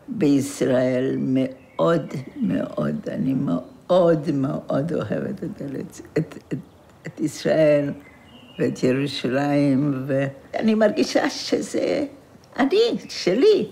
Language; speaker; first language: Hebrew; non-native, fluent; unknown